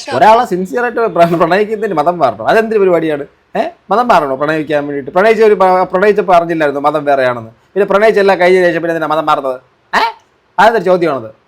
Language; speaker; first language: Malayalam; native; Malayalam